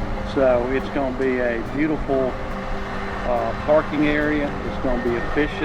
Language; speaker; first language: English; native; English